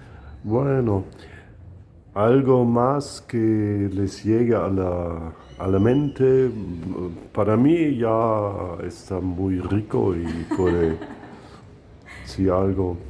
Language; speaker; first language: Spanish; non-native, fluent; German